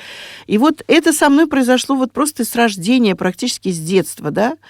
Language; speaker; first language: Russian; native; Russian